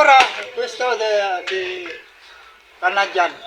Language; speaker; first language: Italian; non-native, learner; Filipino